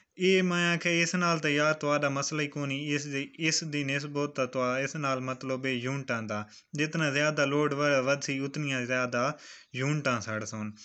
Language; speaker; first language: Punjabi; non-native, local second language; Saraiki